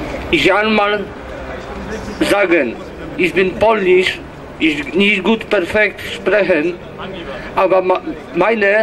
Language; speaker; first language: German; non-native, learner; Polish